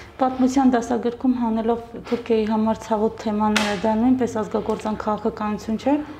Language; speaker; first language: Armenian; native; Armenian